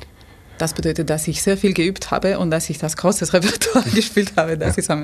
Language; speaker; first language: German; non-native, fluent; Spanish